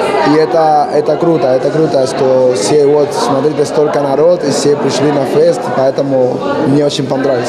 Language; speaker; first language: Russian; non-native, learner; Spanish